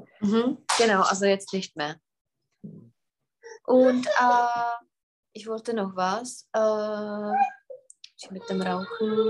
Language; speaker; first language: German; non-native, fluent; Czech